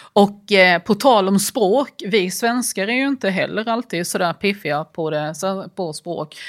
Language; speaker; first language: Swedish; early bilingual, other home language; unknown